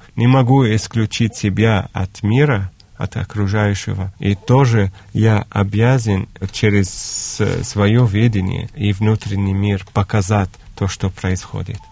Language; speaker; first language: Russian; non-native, fluent; Arabic